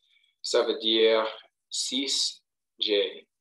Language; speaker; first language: French; non-native, fluent; English